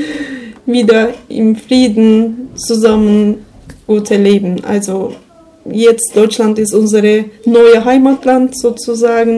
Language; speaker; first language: German; non-native, learner; Turkish